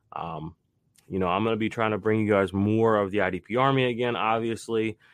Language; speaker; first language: English; native; English